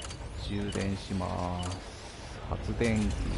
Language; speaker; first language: Japanese; native; Japanese